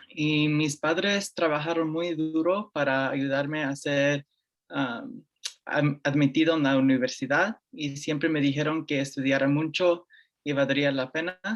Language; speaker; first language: Spanish; early bilingual, heritage; Spanish